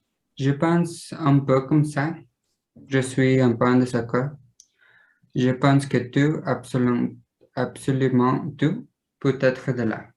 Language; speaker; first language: French; non-native, learner; Spanish